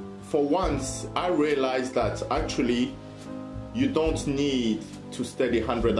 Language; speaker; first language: English; non-native, fluent; French